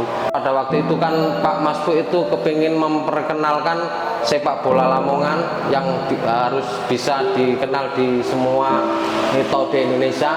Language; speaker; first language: Indonesian; non-native, local second language; Javanese